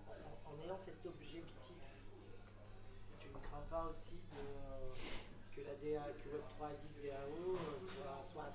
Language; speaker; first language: French; native; French